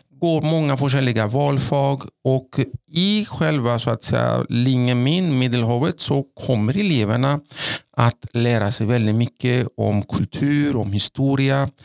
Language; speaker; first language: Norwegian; non-native, fluent; Greek